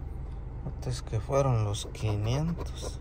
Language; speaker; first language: Spanish; native; Spanish